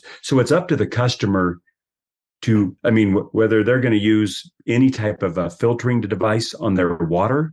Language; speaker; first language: English; native; English